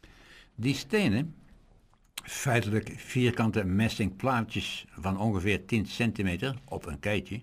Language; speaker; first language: Dutch; native; Dutch